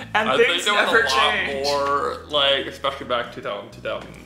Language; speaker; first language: English; native; English